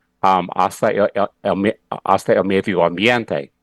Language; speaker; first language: Spanish; non-native, fluent; English